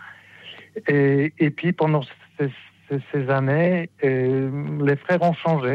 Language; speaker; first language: French; non-native, fluent; Polish